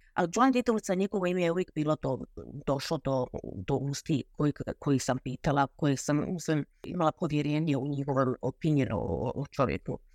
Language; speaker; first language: Croatian; early bilingual, heritage; Croatian